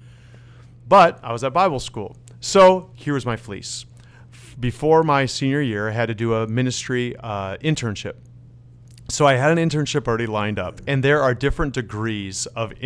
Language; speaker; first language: English; early bilingual, other home language; Dutch